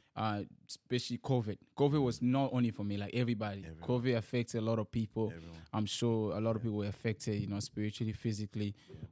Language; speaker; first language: English; early bilingual, other home language; Lingala